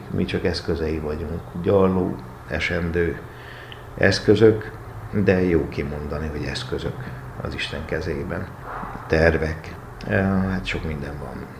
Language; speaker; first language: Hungarian; native; Hungarian